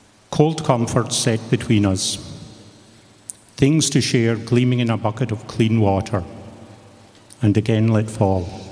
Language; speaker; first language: English; native; English